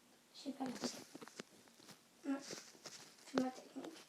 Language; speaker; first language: French; native; French